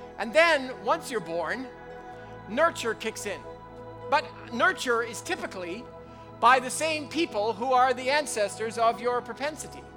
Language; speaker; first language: English; native; English